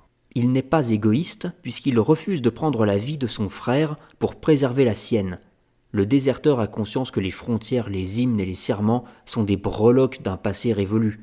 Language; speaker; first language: French; native; French